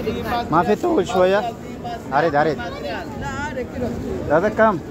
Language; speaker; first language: Arabic; non-native, learner; Bangla